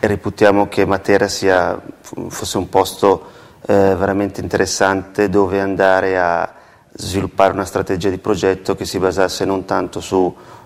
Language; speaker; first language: Italian; native; Italian